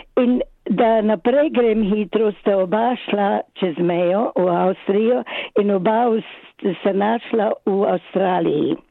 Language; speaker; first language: Slovenian; early bilingual, other home language; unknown